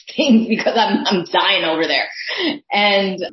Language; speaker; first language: English; early bilingual, other home language; Thai